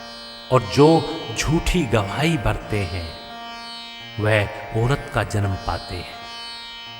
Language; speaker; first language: Hindi; native; Hindi